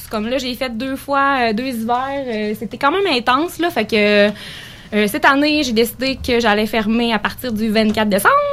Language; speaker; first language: French; native; French